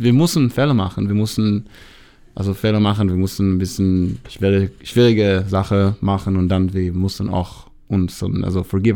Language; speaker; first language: German; non-native, learner; Hebrew